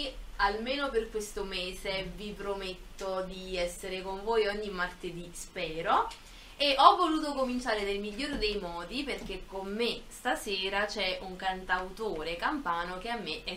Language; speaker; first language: Italian; native; Italian